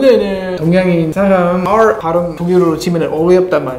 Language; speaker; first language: Korean; non-native, fluent; German